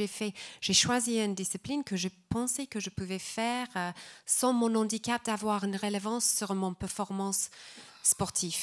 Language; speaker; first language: French; non-native, fluent; English